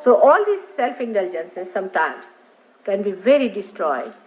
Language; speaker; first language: English; non-native, local second language; Marathi